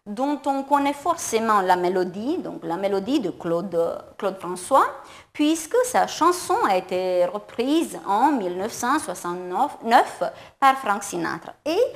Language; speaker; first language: French; non-native, fluent; Romanian